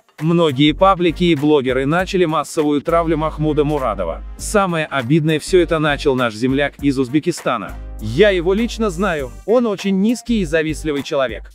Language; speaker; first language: Russian; non-native, local second language; Uzbek